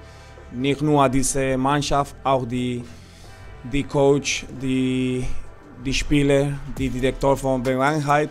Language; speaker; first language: German; non-native, learner; Spanish